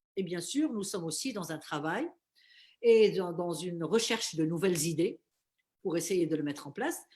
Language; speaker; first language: French; non-native, local second language; Arabic